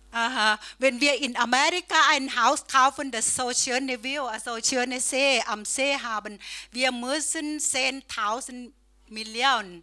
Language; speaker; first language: German; non-native, learner; Thai